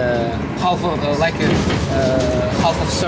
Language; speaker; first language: English; non-native, learner; Kazakh